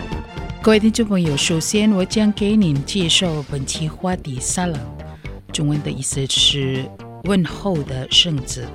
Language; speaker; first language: Chinese; non-native, fluent; Indonesian